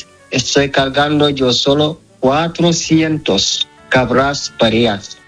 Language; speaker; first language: Spanish; non-native, learner; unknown